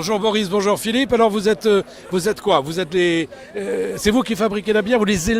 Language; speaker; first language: French; native; French